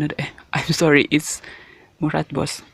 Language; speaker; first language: English; non-native, learner; Indonesian